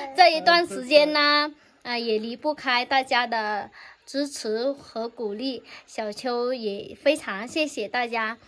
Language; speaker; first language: Chinese; non-native, fluent; Vietnamese